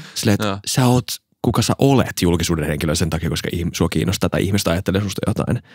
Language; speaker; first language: Finnish; native; Finnish